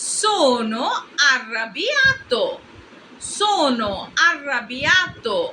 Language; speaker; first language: Italian; non-native, fluent; Bangla